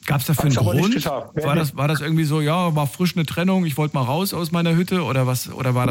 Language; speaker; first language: German; native; German